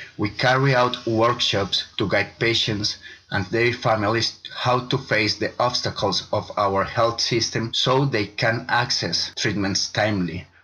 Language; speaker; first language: English; non-native, fluent; Spanish